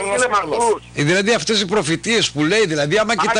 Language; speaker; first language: Greek; native; Greek